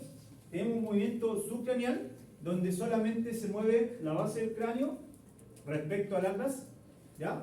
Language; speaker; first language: Spanish; native; Spanish